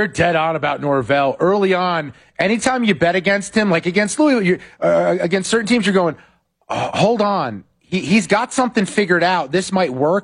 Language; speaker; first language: English; native; English